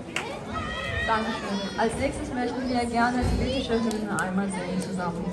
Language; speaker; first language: German; non-native, learner; Tibetan